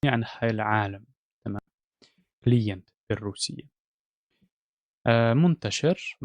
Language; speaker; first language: Arabic; non-native, fluent; Russian